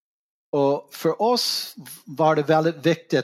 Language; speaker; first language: Swedish; non-native, fluent; English